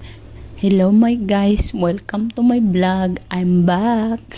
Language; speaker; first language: English; non-native, learner; Filipino